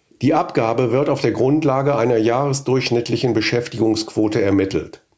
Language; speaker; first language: German; native; German